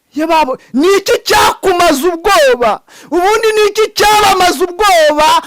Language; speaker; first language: Kinyarwanda; native; Kinyarwanda